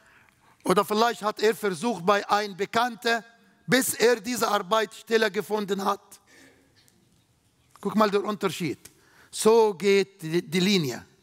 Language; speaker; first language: German; non-native, fluent; Arabic